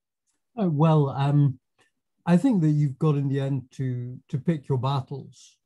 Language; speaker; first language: English; native; English